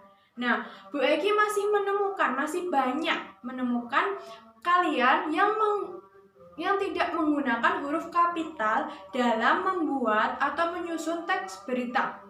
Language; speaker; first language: Indonesian; native; Indonesian